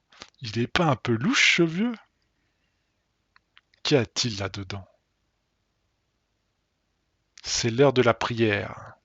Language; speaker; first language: French; native; French